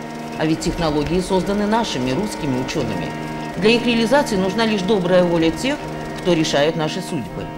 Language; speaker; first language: Russian; native; Russian